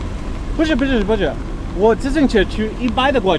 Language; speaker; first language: Chinese; non-native, learner; English